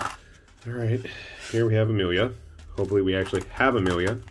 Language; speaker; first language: English; native; English